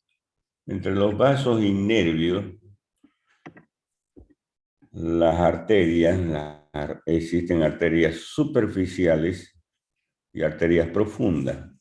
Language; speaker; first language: Spanish; native; Spanish